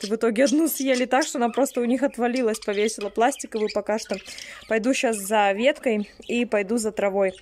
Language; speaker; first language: Russian; native; Russian